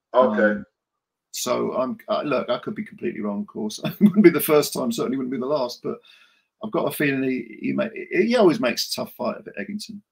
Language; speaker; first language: English; native; English